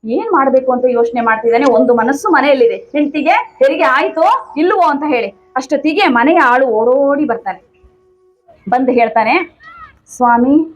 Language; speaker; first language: Kannada; non-native, local second language; Tamil